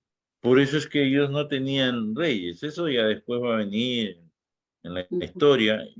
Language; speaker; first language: Spanish; native; Spanish